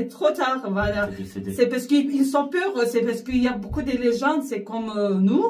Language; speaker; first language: French; non-native, learner; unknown